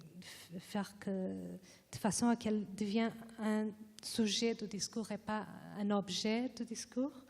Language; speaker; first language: French; non-native, fluent; Portuguese